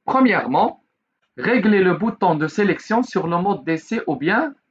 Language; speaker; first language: French; non-native, local second language; Arabic